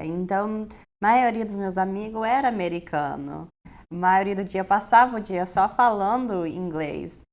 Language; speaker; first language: Portuguese; early bilingual, heritage; Portuguese